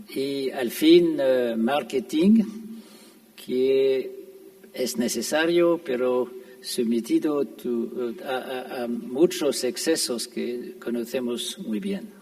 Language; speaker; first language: Spanish; non-native, fluent; French